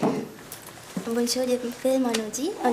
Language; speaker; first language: French; non-native, learner; Sinhala